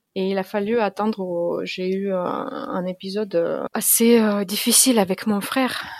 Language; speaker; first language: French; non-native, fluent; Russian